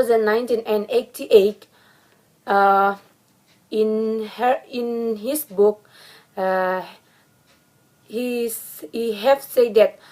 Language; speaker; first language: English; non-native, learner; Indonesian